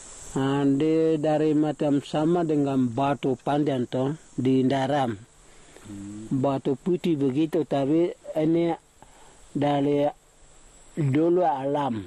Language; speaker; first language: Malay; non-native, local second language; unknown